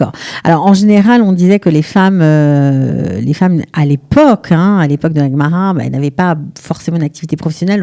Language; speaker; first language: French; native; French